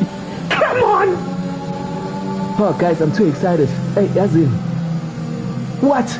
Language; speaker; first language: English; non-native, local second language; Zulu